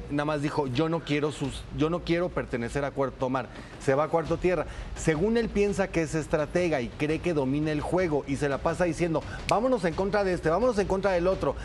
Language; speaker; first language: Spanish; native; Spanish